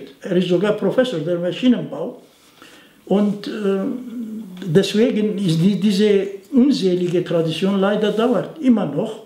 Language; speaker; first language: German; non-native, fluent; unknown